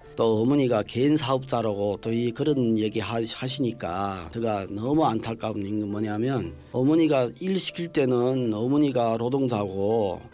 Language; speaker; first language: Korean; early bilingual, heritage; Korean